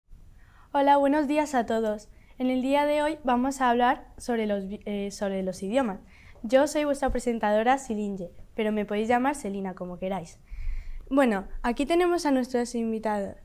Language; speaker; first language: Spanish; early bilingual, other home language; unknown